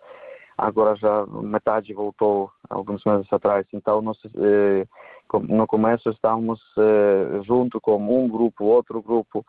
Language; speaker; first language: Portuguese; non-native, fluent; Ukrainian